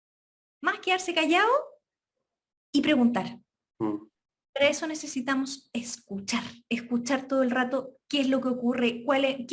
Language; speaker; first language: Spanish; native; Spanish